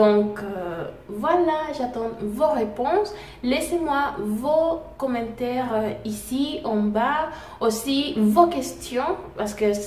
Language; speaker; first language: French; non-native, fluent; Spanish